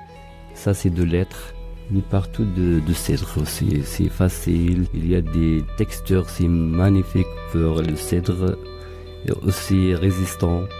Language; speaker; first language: French; non-native, local second language; Arabic